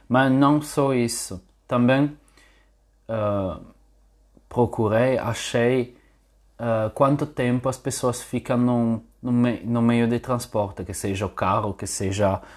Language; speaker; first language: Portuguese; non-native, fluent; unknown